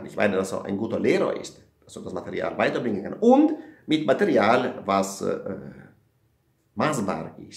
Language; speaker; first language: German; non-native, fluent; Italian